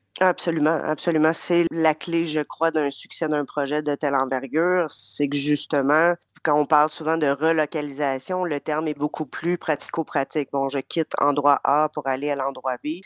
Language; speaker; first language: French; native; French